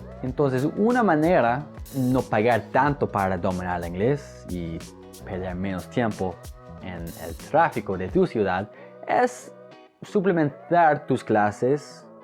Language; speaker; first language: Spanish; non-native, fluent; English